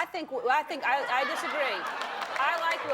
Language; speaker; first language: English; native; English